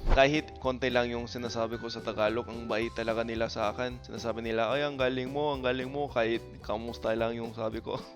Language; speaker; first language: Filipino; non-native, fluent; English